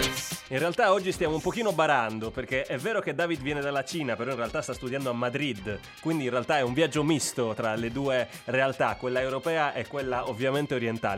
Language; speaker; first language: Italian; native; Italian